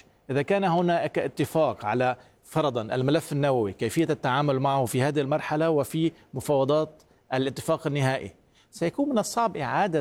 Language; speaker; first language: Arabic; native; Arabic